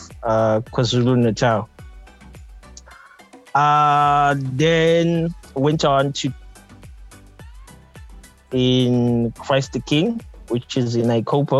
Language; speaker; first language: English; non-native, local second language; Zulu